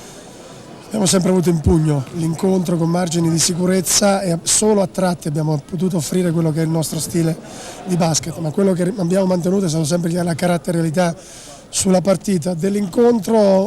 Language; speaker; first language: Italian; native; Italian